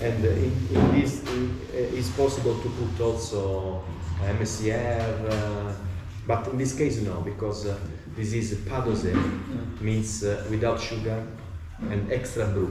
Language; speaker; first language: English; non-native, learner; Italian